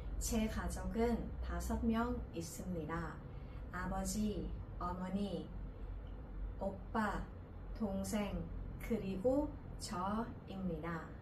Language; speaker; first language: Korean; non-native, learner; Thai